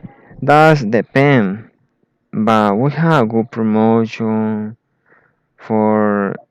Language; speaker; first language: English; non-native, learner; Spanish